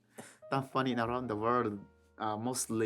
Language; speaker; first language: English; non-native, learner; Filipino